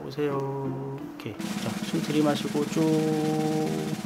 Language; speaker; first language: Korean; native; Korean